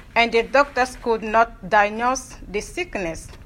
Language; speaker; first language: English; non-native, fluent; Ewe